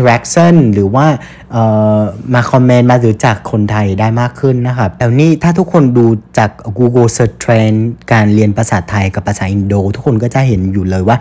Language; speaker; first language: Thai; non-native, fluent; Vietnamese